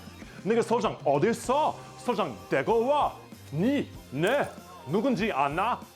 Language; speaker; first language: Korean; non-native, learner; English